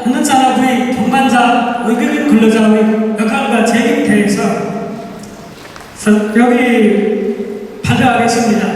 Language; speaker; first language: Korean; non-native, learner; Nepali